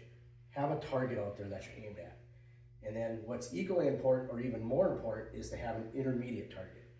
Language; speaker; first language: English; native; English